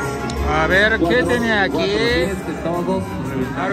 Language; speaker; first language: Spanish; non-native, learner; Japanese